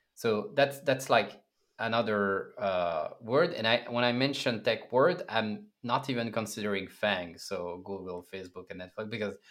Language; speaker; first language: English; non-native, fluent; French